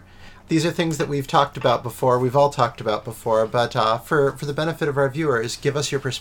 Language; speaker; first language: English; native; English